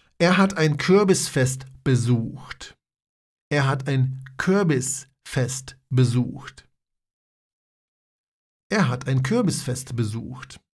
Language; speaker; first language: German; non-native, fluent; Polish